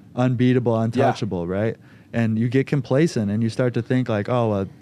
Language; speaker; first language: English; native; English